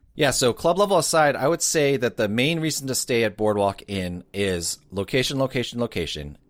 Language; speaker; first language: English; native; English